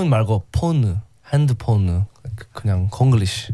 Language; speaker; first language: Korean; non-native, learner; English